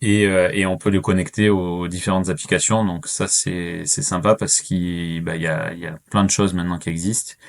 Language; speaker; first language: French; native; French